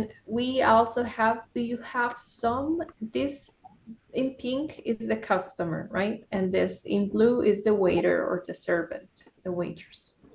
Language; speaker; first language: English; non-native, fluent; Spanish